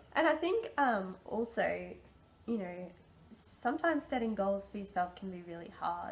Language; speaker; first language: English; native; English